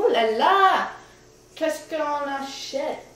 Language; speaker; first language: French; non-native, learner; English